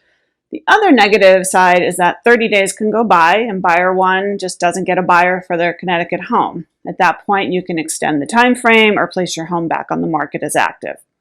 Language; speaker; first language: English; native; English